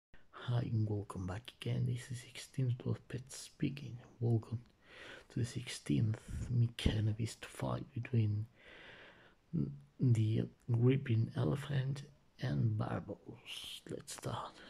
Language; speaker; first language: English; non-native, learner; Spanish